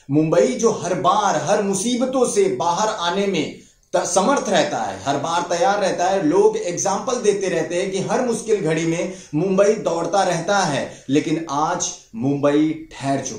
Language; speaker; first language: Hindi; non-native, local second language; Marathi